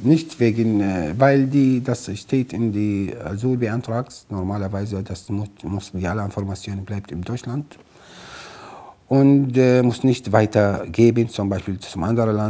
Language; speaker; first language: German; non-native, learner; Arabic